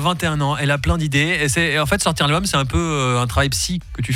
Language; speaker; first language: French; native; French